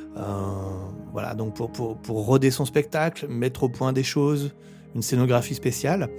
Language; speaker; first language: French; native; French